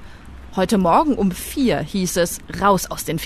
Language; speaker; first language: German; native; German